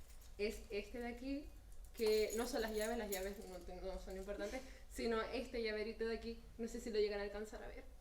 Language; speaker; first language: Spanish; native; Spanish